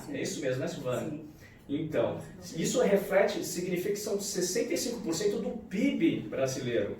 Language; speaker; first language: Portuguese; native; Portuguese